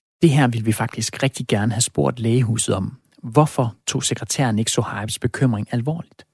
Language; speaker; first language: Danish; native; Danish